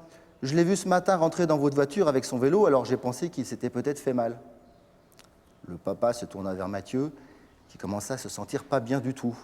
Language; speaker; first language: French; native; French